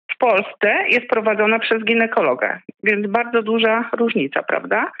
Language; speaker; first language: Polish; native; Polish